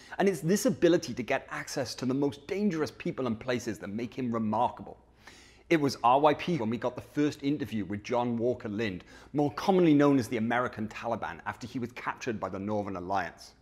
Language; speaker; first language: English; native; English